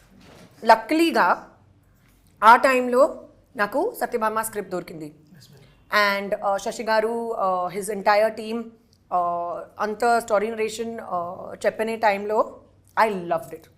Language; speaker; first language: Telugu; non-native, local second language; Hindi